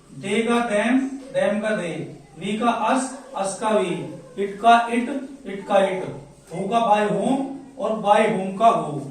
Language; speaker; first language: Hindi; native; Hindi